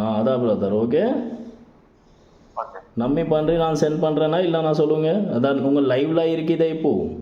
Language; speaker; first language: Tamil; non-native, learner; Kannada